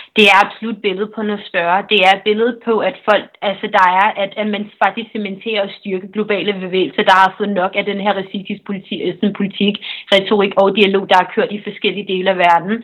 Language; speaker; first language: Danish; early bilingual, other home language; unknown